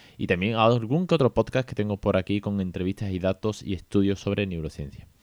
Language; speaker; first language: Spanish; native; Spanish